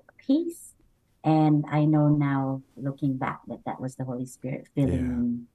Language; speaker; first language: English; non-native, local second language; Bikol